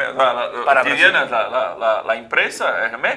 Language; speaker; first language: Spanish; non-native, learner; Portuguese